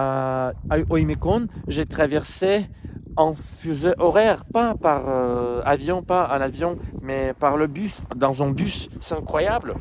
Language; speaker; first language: French; non-native, fluent; Russian